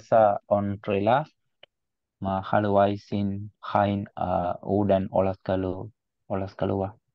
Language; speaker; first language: Finnish; non-native, learner; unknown